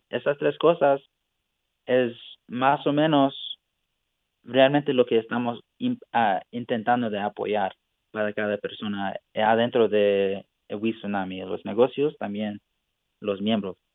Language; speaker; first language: Spanish; non-native, fluent; English